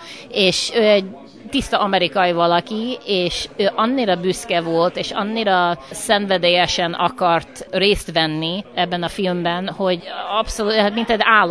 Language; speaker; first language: Hungarian; early bilingual, heritage; English